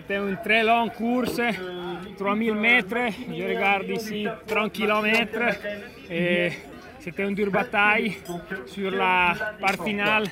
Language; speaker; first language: French; non-native, learner; Italian